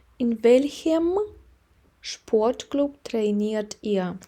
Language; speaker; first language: German; non-native, fluent; Ukrainian